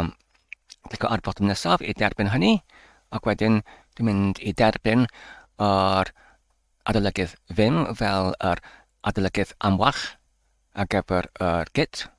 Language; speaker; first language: Welsh; non-native, learner; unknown